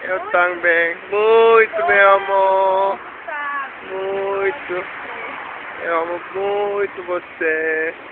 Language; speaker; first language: Portuguese; non-native, learner; Korean